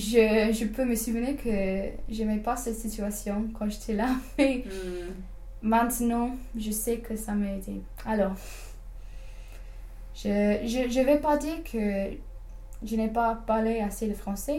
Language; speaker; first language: French; non-native, fluent; English